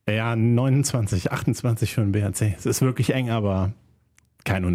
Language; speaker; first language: German; native; German